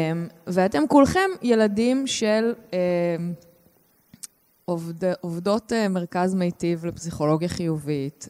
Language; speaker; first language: Hebrew; native; Hebrew